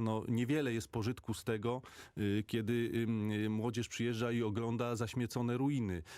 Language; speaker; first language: Polish; native; Polish